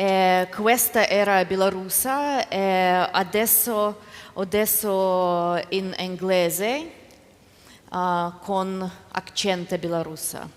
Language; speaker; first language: Italian; non-native, learner; Belarusian